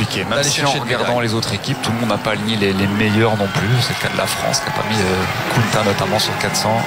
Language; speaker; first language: French; native; French